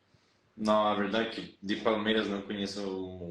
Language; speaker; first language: Portuguese; non-native, fluent; Spanish